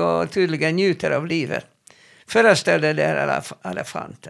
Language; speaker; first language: Swedish; non-native, fluent; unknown